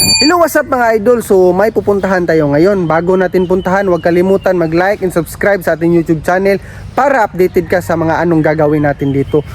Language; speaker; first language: Filipino; non-native, local second language; Cebuano